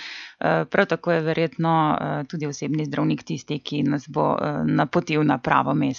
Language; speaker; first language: Slovenian; native; Slovenian